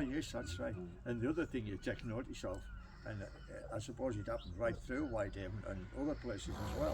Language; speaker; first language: English; native; English